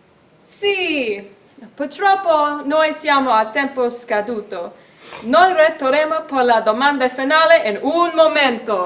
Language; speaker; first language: Italian; non-native, learner; English